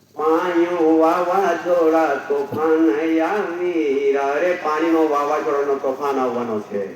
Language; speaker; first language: Gujarati; non-native, local second language; Bhili